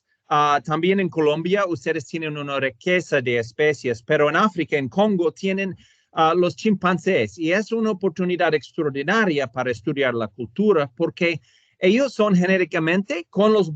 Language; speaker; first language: Spanish; non-native, fluent; English